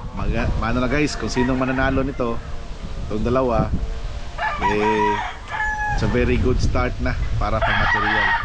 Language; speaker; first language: Filipino; non-native, local second language; Cebuano